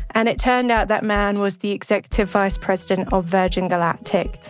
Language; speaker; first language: English; native; English